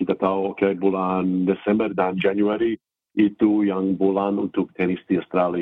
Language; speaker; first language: Indonesian; non-native, fluent; English